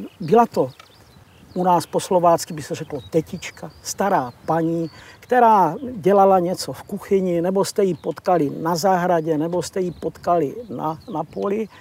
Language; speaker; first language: Czech; native; Czech